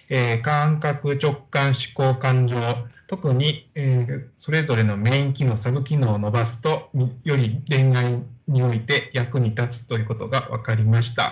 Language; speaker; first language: Japanese; native; Japanese